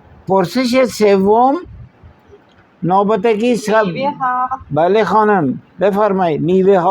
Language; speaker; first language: Persian; non-native, fluent; Urdu